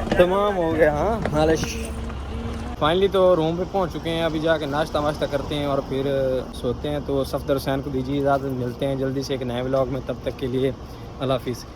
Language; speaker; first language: Urdu; non-native, local second language; Punjabi